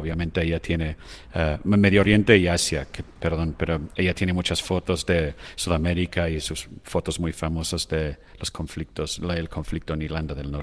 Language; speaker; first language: Spanish; non-native, fluent; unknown